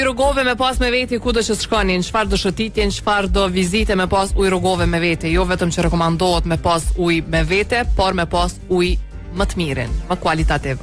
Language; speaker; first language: Albanian; native; Albanian